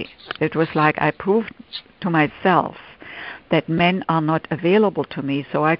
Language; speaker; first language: English; non-native, fluent; German